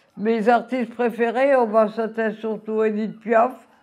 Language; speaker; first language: French; native; French